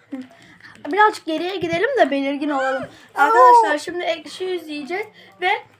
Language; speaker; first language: Turkish; native; Turkish